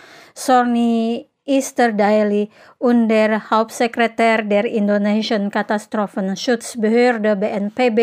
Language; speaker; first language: German; non-native, fluent; Indonesian